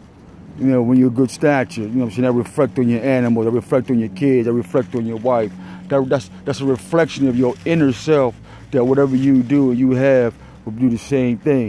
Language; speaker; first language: English; native; English